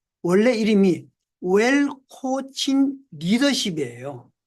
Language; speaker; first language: Korean; native; Korean